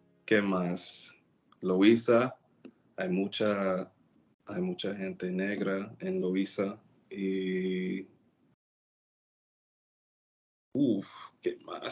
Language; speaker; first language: Spanish; non-native, learner; English